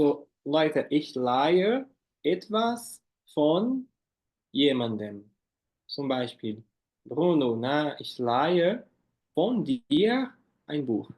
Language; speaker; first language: German; non-native, fluent; Portuguese